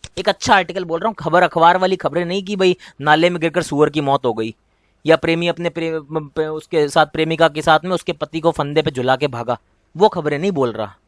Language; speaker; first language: Hindi; native; Hindi